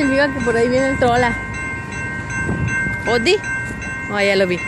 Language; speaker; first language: Spanish; native; Spanish